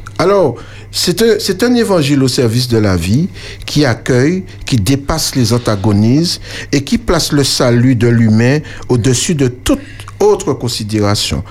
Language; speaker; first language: French; native; French